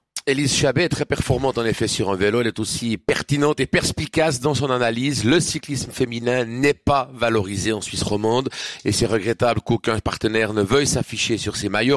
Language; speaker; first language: French; native; French